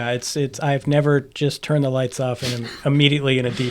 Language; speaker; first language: English; native; English